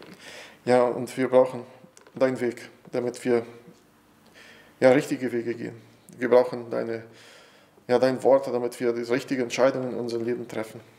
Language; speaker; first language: German; non-native, fluent; Portuguese